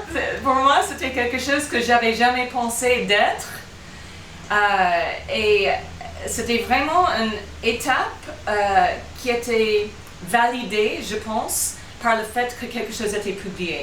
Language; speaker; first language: French; non-native, fluent; English